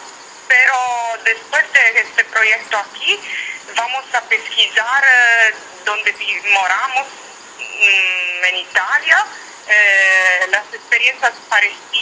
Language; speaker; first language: Spanish; non-native, learner; Italian